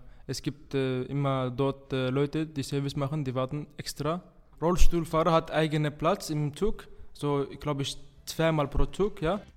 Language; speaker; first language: German; non-native, fluent; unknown